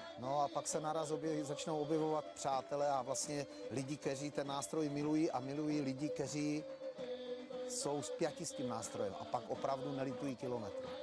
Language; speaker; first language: Czech; early bilingual, other home language; Greek